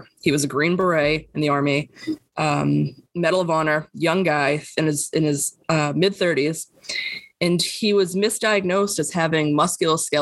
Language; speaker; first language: English; native; English